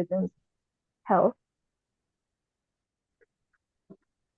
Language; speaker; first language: English; non-native, learner; Japanese